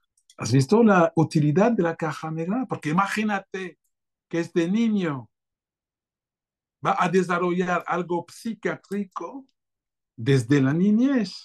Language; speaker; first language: Spanish; non-native, fluent; French